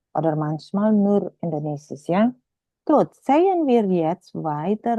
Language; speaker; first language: German; non-native, fluent; Indonesian